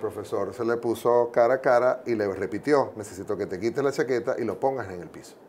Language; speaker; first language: Spanish; native; Spanish